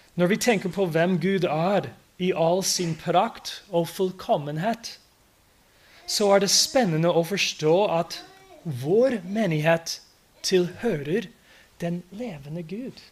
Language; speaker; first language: Norwegian; non-native, fluent; English